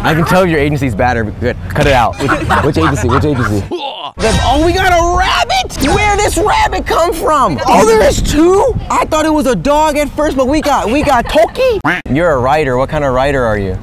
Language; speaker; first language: English; native; English